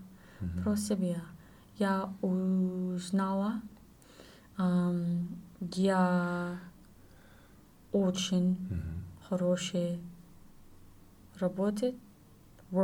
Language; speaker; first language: Russian; non-native, learner; English